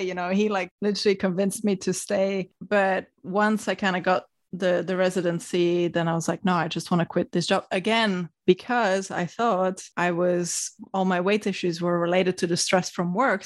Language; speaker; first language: English; non-native, fluent; Dutch